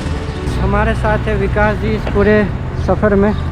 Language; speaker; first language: Hindi; native; Hindi